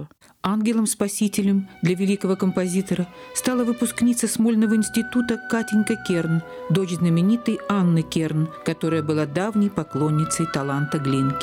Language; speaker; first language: Russian; native; Russian